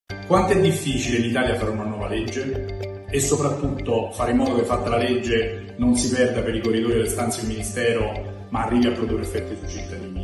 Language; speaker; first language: Italian; native; Italian